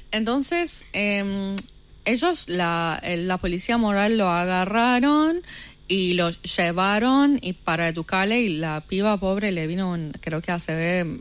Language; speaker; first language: Spanish; non-native, fluent; Persian